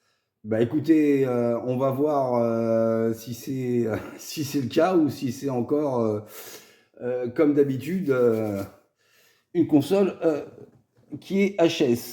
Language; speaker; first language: French; native; French